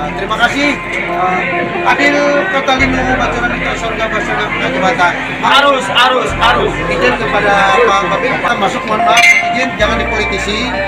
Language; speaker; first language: Indonesian; non-native, local second language; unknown